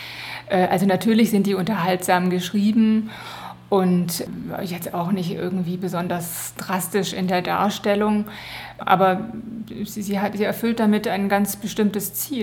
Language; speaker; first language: German; native; German